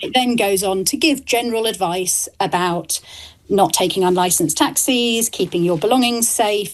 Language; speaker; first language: English; native; English